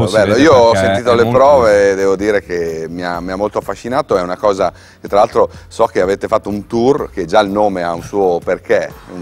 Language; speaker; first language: Italian; native; Italian